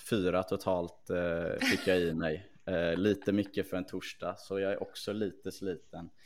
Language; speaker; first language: Swedish; native; Swedish